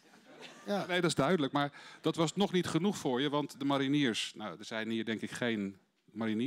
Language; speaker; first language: Dutch; native; Dutch